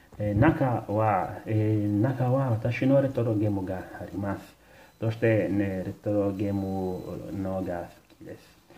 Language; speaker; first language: Japanese; non-native, learner; Italian